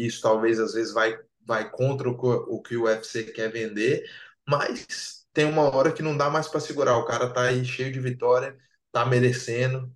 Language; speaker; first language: Portuguese; native; Portuguese